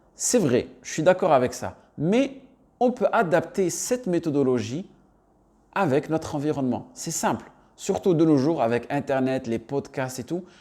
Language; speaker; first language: French; native; French